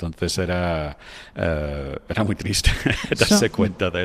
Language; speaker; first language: Spanish; non-native, fluent; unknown